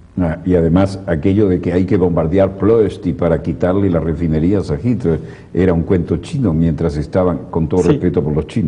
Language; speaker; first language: Spanish; native; Spanish